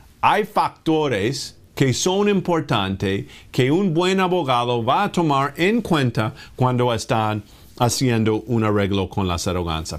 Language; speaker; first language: Spanish; non-native, fluent; English